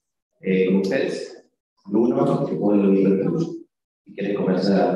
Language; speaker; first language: Spanish; native; Spanish